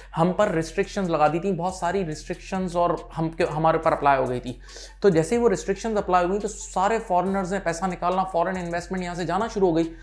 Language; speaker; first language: Urdu; native; Urdu